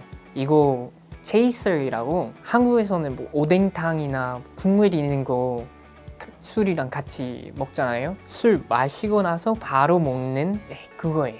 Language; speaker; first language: Korean; non-native, fluent; English